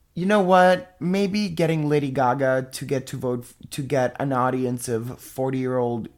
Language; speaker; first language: English; non-native, fluent; Italian